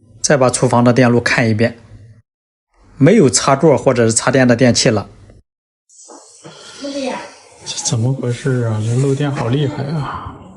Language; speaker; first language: Chinese; native; Chinese